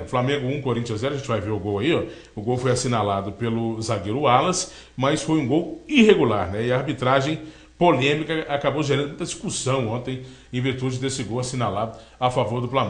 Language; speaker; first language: Portuguese; native; Portuguese